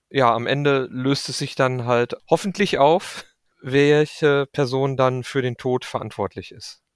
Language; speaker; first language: German; native; German